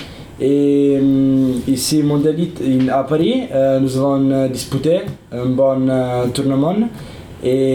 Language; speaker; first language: French; non-native, learner; Italian